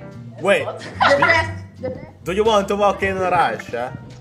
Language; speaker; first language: English; non-native, fluent; Indonesian